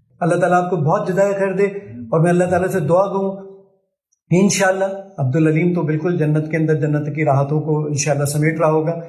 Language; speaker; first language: Urdu; native; Urdu